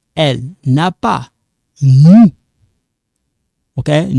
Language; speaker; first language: French; non-native, local second language; Lingala